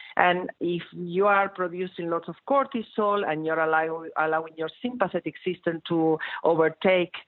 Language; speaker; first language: English; non-native, fluent; Spanish